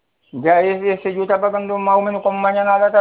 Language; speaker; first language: Spanish; non-native, learner; Haitian Creole